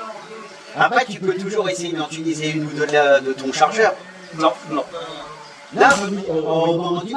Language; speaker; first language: French; native; French